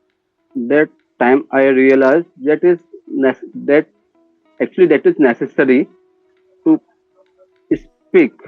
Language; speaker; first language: English; non-native, learner; Hindi